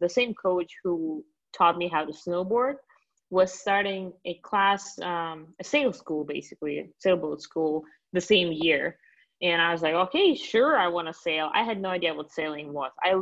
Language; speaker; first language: English; non-native, fluent; Russian